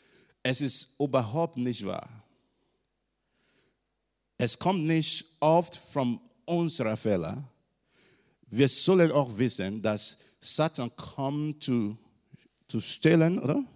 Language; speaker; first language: German; non-native, learner; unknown